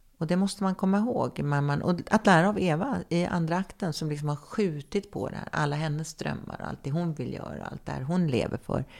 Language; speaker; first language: Swedish; native; Swedish